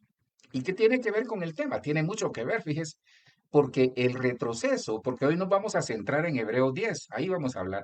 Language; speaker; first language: Spanish; native; Spanish